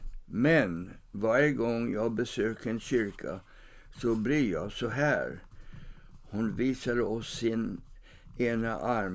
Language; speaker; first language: Swedish; non-native, fluent; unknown